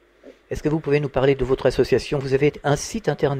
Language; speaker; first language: French; native; French